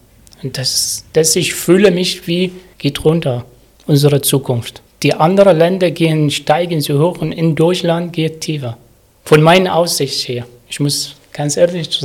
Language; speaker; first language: German; non-native, learner; Arabic